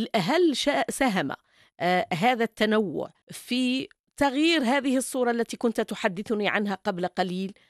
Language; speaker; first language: Arabic; native; Arabic